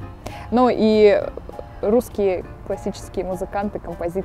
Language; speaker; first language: Russian; native; Russian